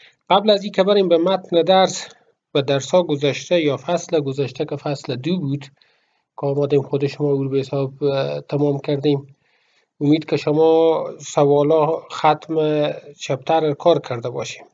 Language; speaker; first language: Persian; native; Persian